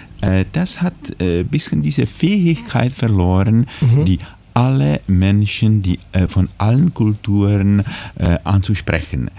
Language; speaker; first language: German; non-native, fluent; Czech